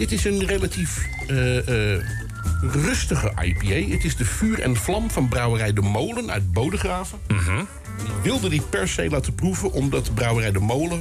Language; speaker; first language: Dutch; native; Dutch